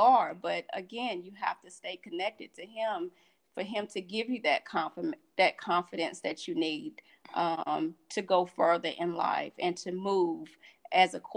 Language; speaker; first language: English; native; English